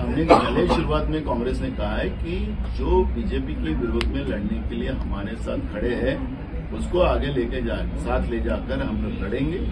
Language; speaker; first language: Hindi; non-native, local second language; Marathi